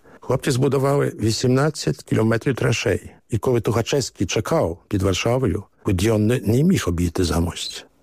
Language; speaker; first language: Ukrainian; early bilingual, heritage; Ukrainian